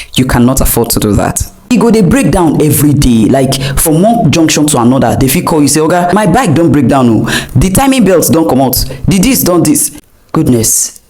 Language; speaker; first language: Nigerian Pidgin; non-native, local second language; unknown